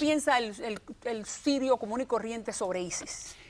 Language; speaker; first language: Spanish; native; Spanish